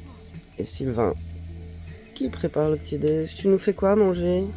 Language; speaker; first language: French; native; French